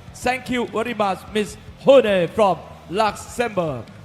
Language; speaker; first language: English; non-native, learner; Thai